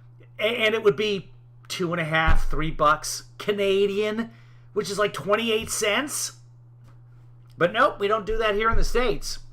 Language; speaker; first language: English; native; English